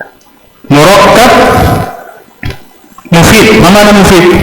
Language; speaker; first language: Arabic; non-native, fluent; Indonesian